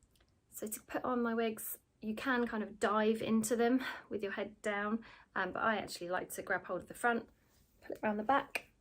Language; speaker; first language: English; native; English